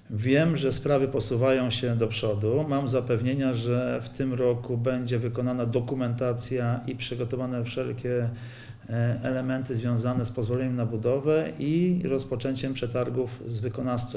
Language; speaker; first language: Polish; native; Polish